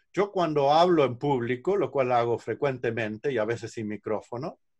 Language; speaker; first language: Spanish; native; Spanish